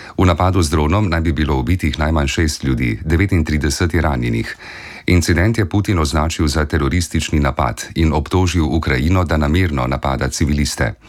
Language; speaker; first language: Slovenian; native; Slovenian